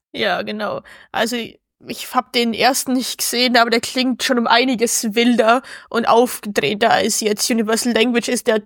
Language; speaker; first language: German; native; German